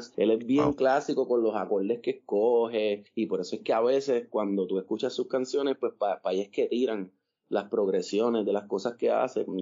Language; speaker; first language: Spanish; native; Spanish